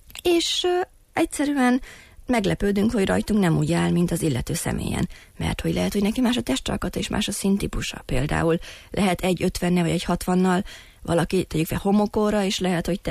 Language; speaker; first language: Hungarian; native; Hungarian